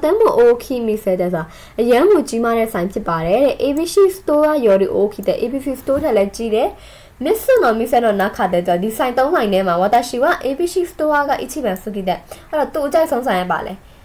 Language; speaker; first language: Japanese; non-native, fluent; Burmese